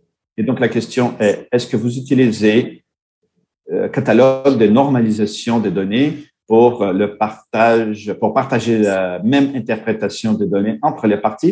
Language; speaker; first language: French; non-native, fluent; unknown